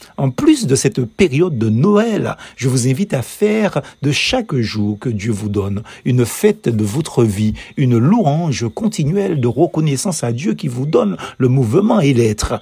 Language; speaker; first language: French; native; French